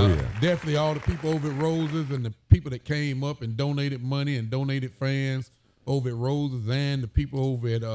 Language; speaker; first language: English; native; English